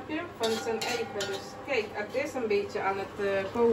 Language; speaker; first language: Dutch; non-native, local second language; Caribbean Hindustani